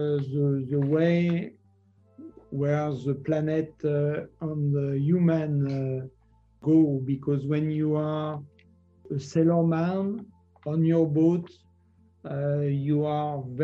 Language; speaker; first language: English; non-native, learner; French